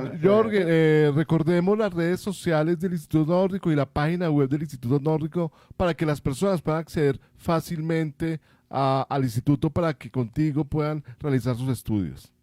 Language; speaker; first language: Spanish; native; Spanish